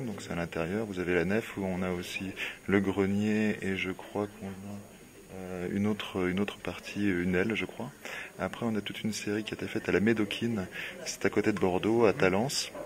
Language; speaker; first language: French; native; French